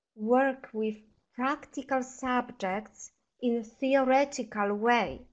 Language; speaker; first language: English; non-native, fluent; Polish